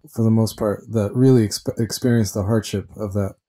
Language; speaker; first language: English; early bilingual, other home language; Spanish